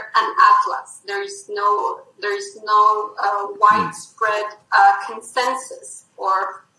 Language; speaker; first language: English; non-native, fluent; Spanish